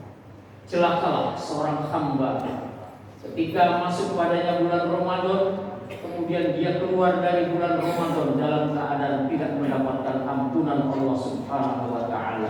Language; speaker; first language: Indonesian; native; Indonesian